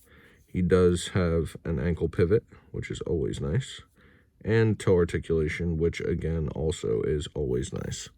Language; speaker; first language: English; native; English